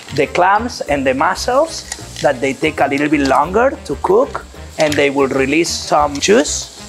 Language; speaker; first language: English; non-native, fluent; Catalan